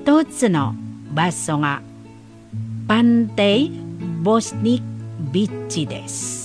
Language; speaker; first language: Japanese; non-native, learner; Indonesian